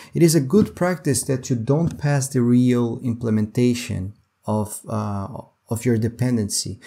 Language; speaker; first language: English; non-native, fluent; Portuguese